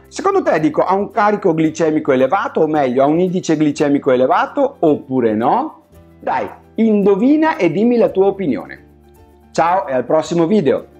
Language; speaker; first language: Italian; native; Italian